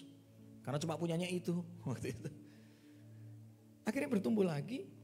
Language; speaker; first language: Indonesian; native; Indonesian